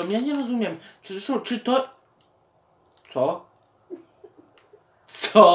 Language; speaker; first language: Polish; native; Polish